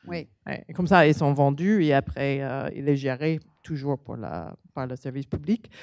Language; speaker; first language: French; non-native, learner; English